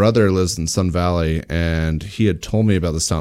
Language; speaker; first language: English; native; English